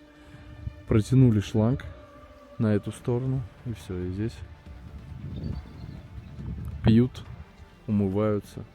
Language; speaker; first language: Russian; native; Russian